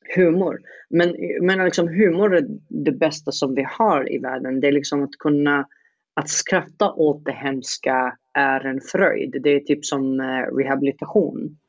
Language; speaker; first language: Swedish; non-native, fluent; Arabic